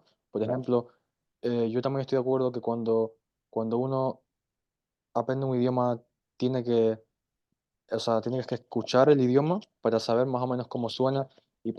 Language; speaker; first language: Spanish; non-native, fluent; German